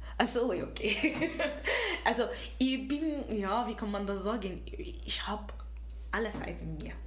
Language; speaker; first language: German; non-native, fluent; Arabic